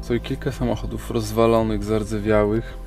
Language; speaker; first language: Polish; native; Polish